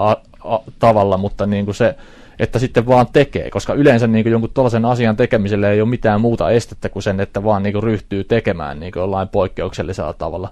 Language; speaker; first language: Finnish; native; Finnish